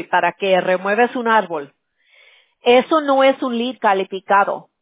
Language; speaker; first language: Spanish; early bilingual, other home language; English